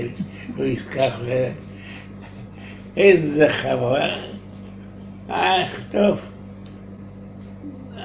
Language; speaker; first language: Hebrew; non-native, learner; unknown